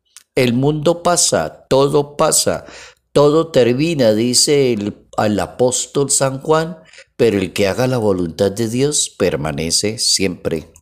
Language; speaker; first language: Spanish; native; Spanish